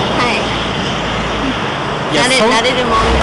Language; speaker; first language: Japanese; non-native, fluent; English